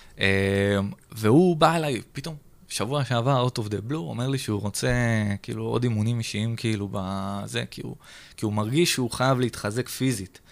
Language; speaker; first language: Hebrew; native; Hebrew